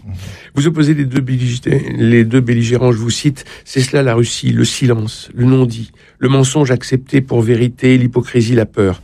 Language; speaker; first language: French; native; French